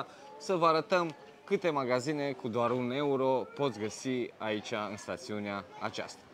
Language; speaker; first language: Romanian; native; Romanian